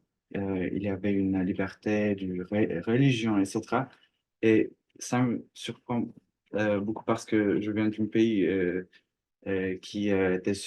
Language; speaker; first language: French; non-native, learner; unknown